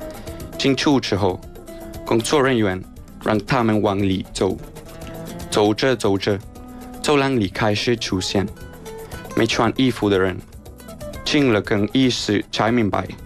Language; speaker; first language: Chinese; non-native, fluent; Spanish